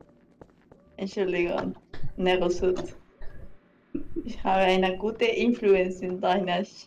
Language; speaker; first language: German; non-native, learner; Spanish